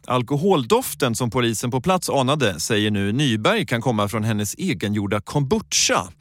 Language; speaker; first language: Swedish; native; Swedish